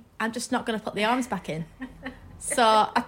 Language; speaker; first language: English; native; English